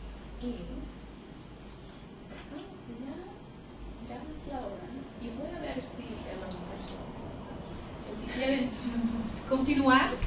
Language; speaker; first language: Spanish; non-native, fluent; English